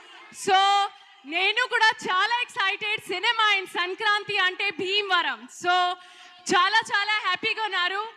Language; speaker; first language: Telugu; non-native, learner; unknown